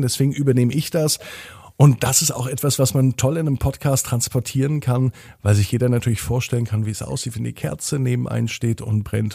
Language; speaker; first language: German; native; German